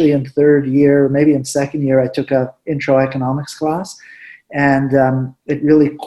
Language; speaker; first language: English; early bilingual, other home language; Spanish